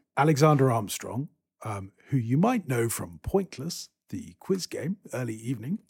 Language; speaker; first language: English; native; English